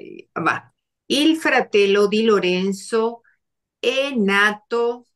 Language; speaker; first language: Italian; non-native, learner; Spanish